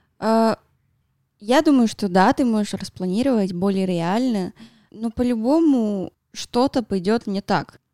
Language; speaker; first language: Russian; non-native, fluent; Spanish